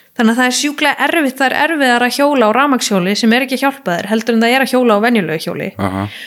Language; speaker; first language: Icelandic; early bilingual, heritage; Icelandic